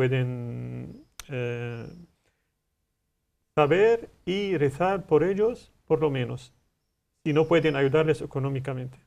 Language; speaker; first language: Spanish; non-native, learner; Arabic